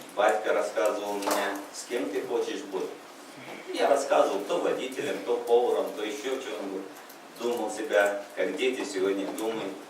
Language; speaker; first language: Russian; non-native, local second language; Uzbek